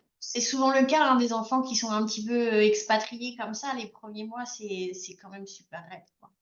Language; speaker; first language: French; native; French